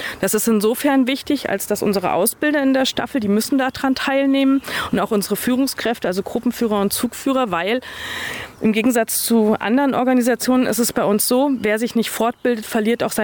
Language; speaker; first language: German; native; German